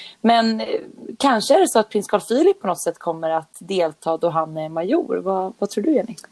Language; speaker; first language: Swedish; native; Swedish